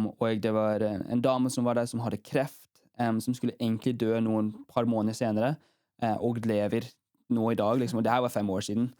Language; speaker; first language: Norwegian; early bilingual, heritage; Norwegian